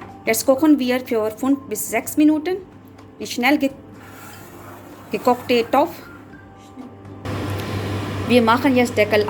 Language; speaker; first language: German; non-native, learner; Urdu